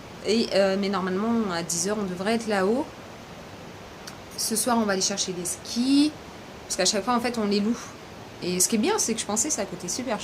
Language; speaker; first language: French; native; French